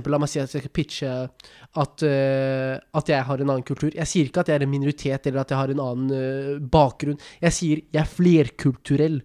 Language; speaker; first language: Norwegian; early bilingual, other home language; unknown